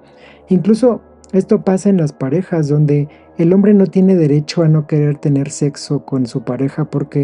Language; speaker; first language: Spanish; native; Spanish